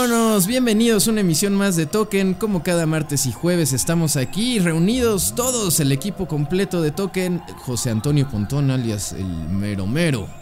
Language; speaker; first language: Spanish; native; Spanish